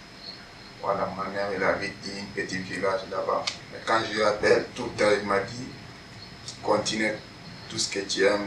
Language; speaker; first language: French; non-native, learner; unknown